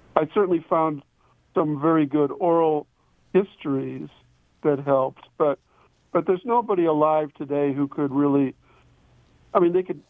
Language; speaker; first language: English; native; English